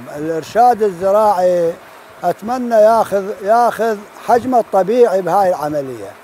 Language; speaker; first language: Arabic; native; Arabic